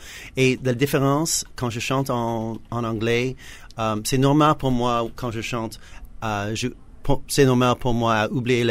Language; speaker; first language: French; non-native, learner; English